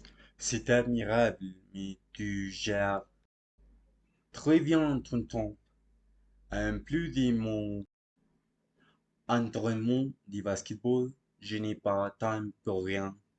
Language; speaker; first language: French; non-native, learner; Spanish